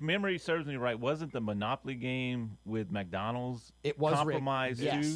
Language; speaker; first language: English; native; English